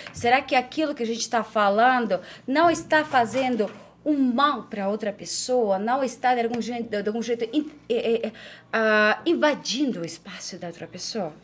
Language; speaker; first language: Portuguese; non-native, fluent; Ukrainian